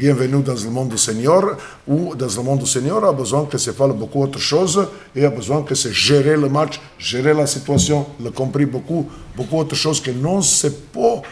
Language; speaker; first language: French; non-native, learner; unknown